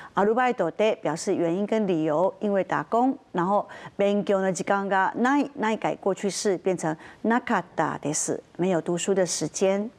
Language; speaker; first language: Japanese; non-native, fluent; Chinese